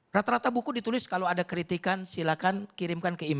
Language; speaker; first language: Indonesian; native; Indonesian